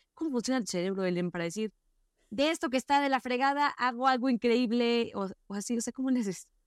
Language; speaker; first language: Spanish; native; Spanish